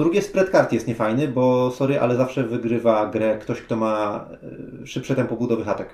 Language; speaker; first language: Polish; native; Polish